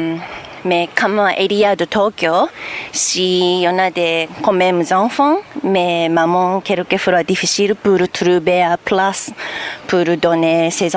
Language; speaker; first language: French; non-native, learner; Japanese